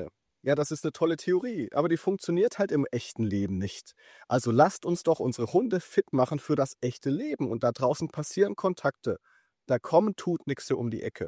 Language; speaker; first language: German; native; German